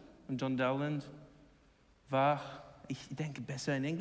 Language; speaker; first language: German; non-native, learner; English